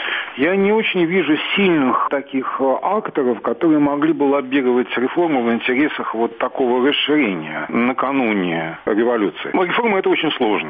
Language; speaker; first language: Russian; native; Russian